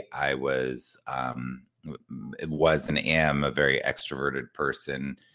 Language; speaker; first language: English; native; English